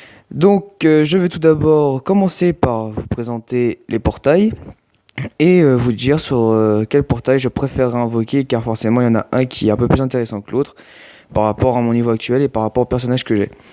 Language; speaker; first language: French; native; French